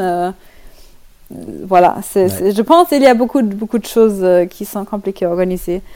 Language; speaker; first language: French; non-native, learner; German